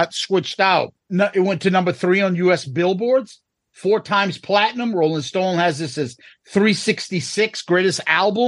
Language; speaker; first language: English; native; English